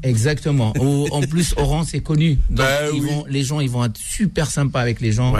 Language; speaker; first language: French; non-native, local second language; Arabic